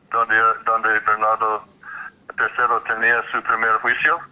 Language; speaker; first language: Spanish; non-native, fluent; English